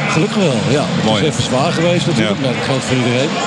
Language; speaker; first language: Dutch; native; Dutch